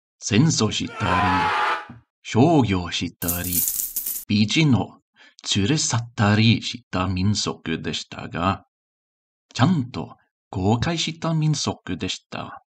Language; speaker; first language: Japanese; non-native, learner; English